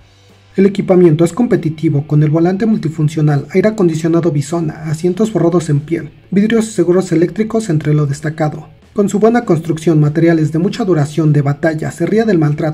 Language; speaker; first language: Spanish; native; Spanish